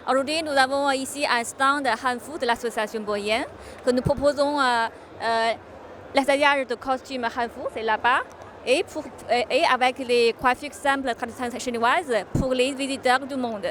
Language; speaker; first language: French; non-native, fluent; Chinese